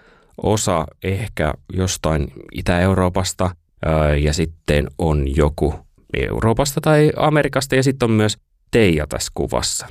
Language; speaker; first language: Finnish; native; Finnish